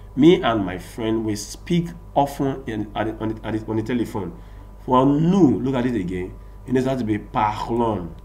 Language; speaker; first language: English; non-native, local second language; Yoruba